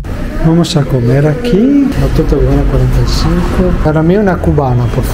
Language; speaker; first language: Spanish; non-native, learner; Italian